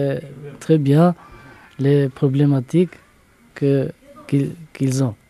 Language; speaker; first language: French; non-native, learner; Albanian